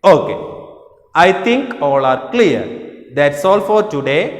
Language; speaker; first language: English; non-native, local second language; Malayalam